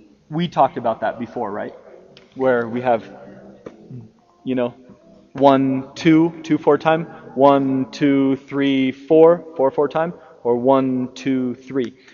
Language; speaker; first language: English; native; English